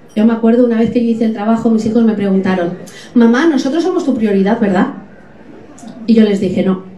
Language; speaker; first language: Spanish; native; Spanish